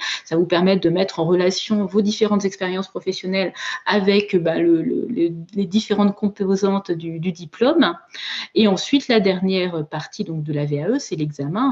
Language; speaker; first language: French; native; French